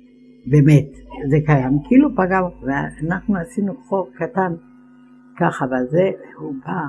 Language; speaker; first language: Hebrew; non-native, fluent; Ladino